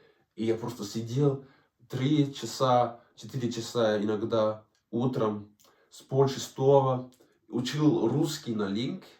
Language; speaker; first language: Russian; non-native, fluent; Danish